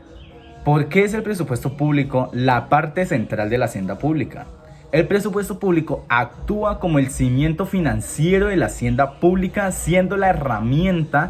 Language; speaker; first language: Spanish; native; Spanish